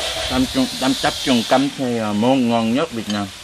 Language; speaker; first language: Vietnamese; non-native, learner; Korean